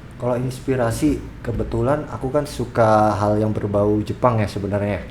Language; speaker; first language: Indonesian; native; Indonesian